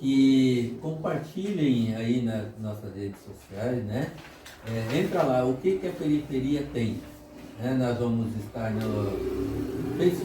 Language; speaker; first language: Portuguese; native; Portuguese